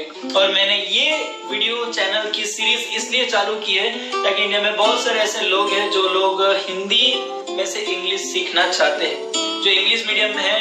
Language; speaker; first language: Hindi; non-native, local second language; Gujarati